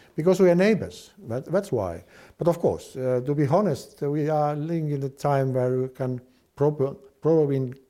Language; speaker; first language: English; non-native, fluent; Estonian